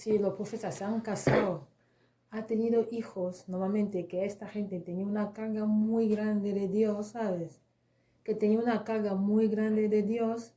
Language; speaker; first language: Spanish; non-native, fluent; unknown